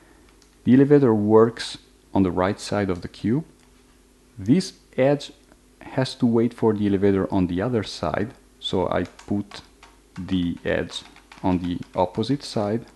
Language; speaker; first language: English; non-native, fluent; Italian